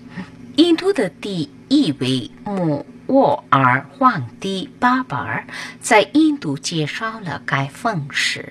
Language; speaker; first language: Chinese; non-native, fluent; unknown